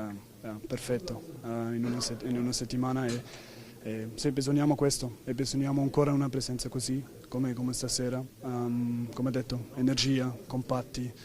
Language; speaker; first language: Italian; non-native, fluent; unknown